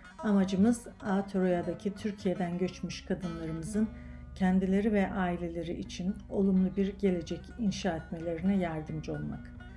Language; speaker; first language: Turkish; native; Turkish